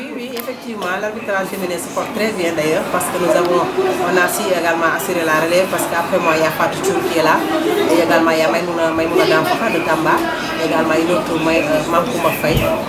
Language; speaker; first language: French; non-native, local second language; Fula